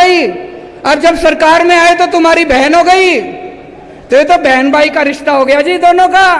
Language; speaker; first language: Hindi; native; Hindi